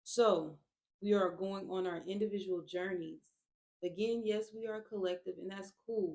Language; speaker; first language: English; native; English